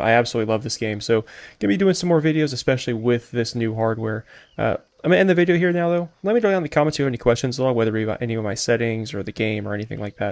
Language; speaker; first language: English; native; English